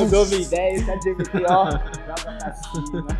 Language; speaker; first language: Portuguese; native; Portuguese